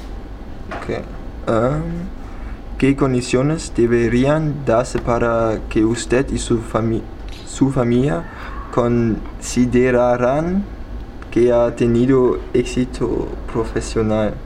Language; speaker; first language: Spanish; non-native, learner; German